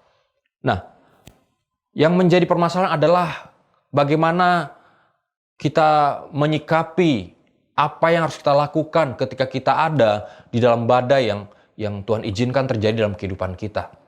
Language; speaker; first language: Indonesian; native; Indonesian